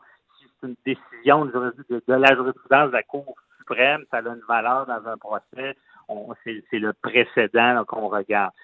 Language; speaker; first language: French; native; French